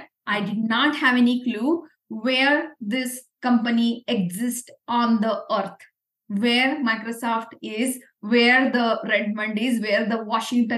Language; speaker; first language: English; non-native, local second language; Marathi